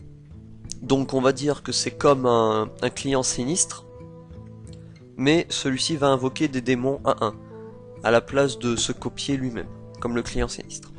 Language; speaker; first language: French; native; French